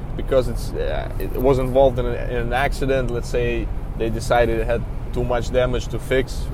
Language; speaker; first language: English; non-native, fluent; Russian